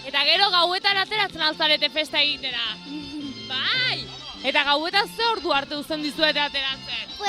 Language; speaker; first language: Basque; native; Basque